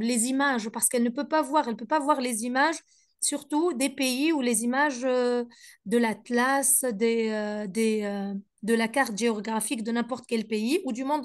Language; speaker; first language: French; non-native, fluent; Arabic